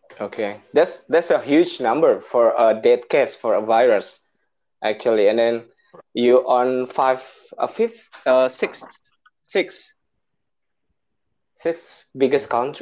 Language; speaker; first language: English; non-native, learner; Indonesian